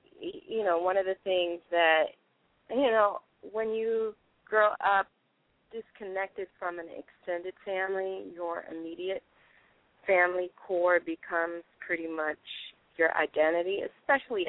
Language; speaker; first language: English; early bilingual, other home language; French